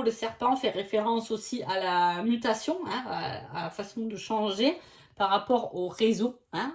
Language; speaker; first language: French; native; French